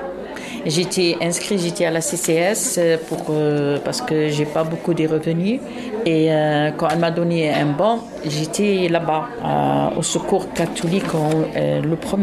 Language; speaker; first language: French; non-native, fluent; Arabic